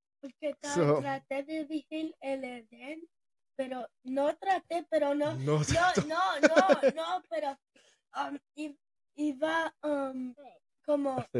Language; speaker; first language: Spanish; early bilingual, heritage; Spanish